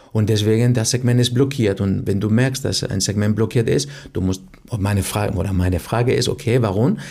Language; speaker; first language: German; non-native, fluent; Spanish